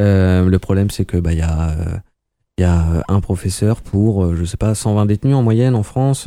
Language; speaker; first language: French; native; French